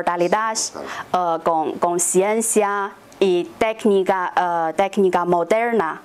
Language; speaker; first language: Spanish; non-native, fluent; Chinese